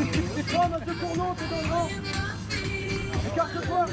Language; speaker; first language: French; native; French